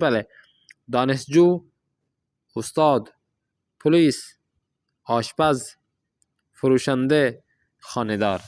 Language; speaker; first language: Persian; non-native, fluent; Urdu